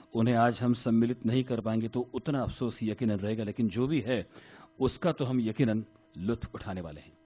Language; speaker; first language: Hindi; non-native, local second language; Marathi